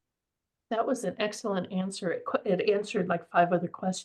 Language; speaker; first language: English; native; English